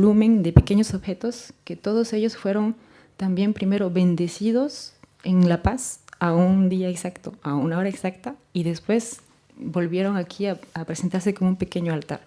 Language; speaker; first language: Spanish; native; Spanish